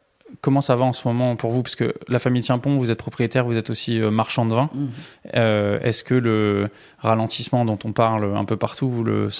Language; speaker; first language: French; native; French